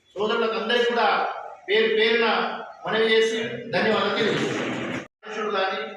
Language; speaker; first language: Telugu; non-native, local second language; Lambadi